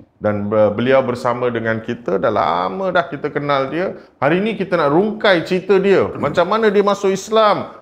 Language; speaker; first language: Malay; native; Malay